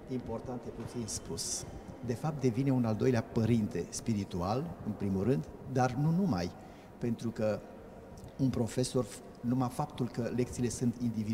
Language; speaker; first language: Romanian; native; Romanian